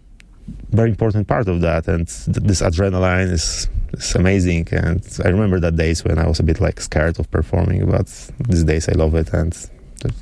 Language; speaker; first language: English; non-native, fluent; Polish